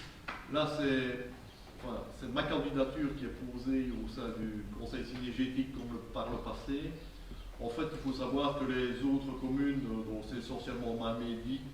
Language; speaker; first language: French; native; French